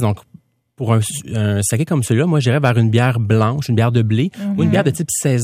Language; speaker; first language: French; native; French